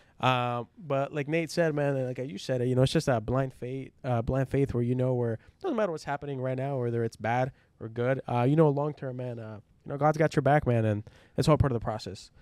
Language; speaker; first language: English; early bilingual, other home language; Spanish